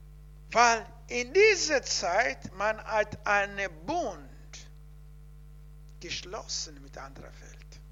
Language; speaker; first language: German; non-native, learner; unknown